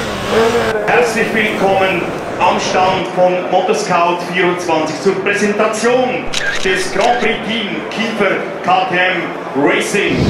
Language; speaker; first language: German; native; German